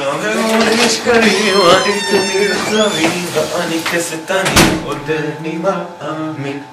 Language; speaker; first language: Hebrew; native; Hebrew